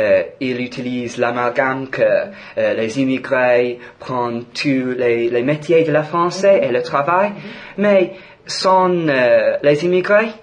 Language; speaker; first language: French; non-native, fluent; English